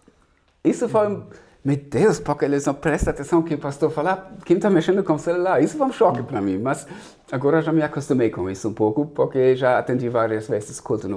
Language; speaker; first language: Portuguese; non-native, fluent; German